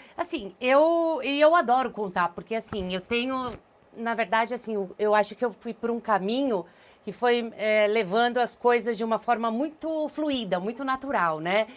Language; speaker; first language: Portuguese; native; Portuguese